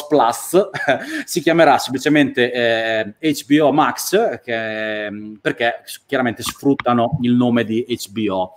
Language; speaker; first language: Italian; native; Italian